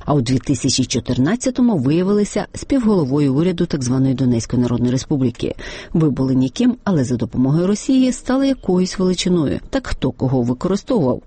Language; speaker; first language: Ukrainian; native; Ukrainian